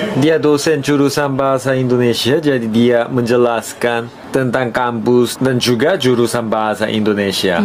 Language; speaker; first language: Indonesian; non-native, fluent; Korean